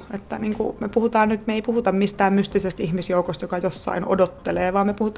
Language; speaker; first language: Finnish; native; Finnish